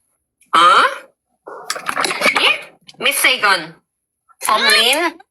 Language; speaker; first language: English; non-native, learner; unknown